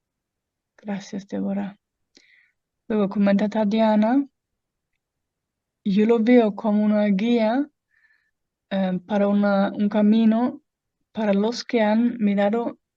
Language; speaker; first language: Spanish; non-native, fluent; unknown